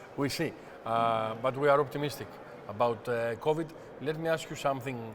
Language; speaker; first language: English; non-native, fluent; Greek